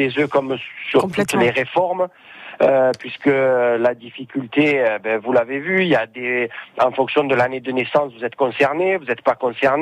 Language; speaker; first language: French; native; French